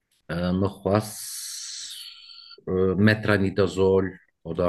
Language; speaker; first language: German; non-native, learner; Turkish